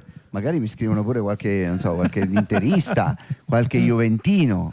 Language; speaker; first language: Italian; native; Italian